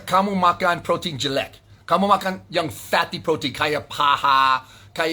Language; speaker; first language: Indonesian; non-native, fluent; English